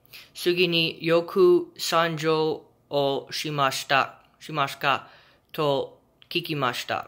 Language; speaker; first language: Japanese; non-native, learner; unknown